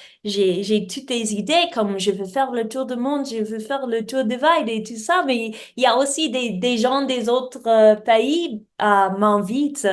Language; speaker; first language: French; non-native, learner; English